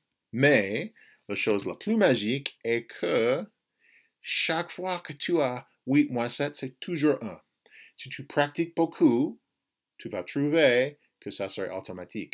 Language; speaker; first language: French; non-native, fluent; English